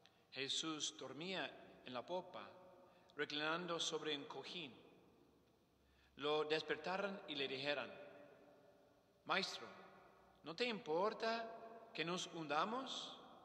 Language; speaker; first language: Spanish; non-native, fluent; English